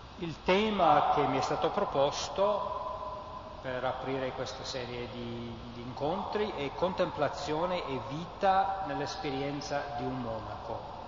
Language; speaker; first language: Italian; non-native, fluent; English